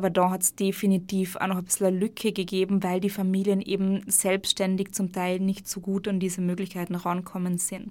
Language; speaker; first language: German; native; German